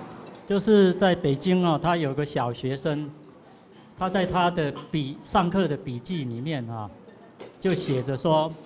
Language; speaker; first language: Chinese; native; Chinese